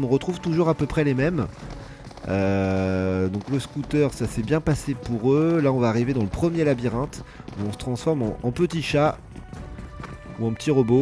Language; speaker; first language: French; native; French